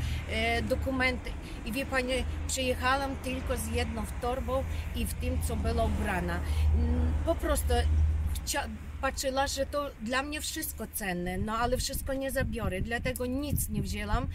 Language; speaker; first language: Polish; non-native, learner; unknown